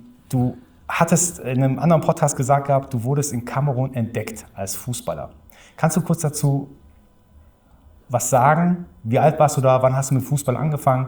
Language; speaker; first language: German; native; German